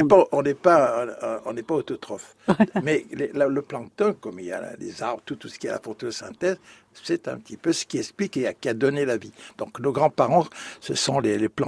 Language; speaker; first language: French; native; French